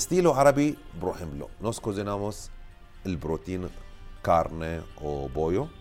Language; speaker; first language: Spanish; non-native, learner; Arabic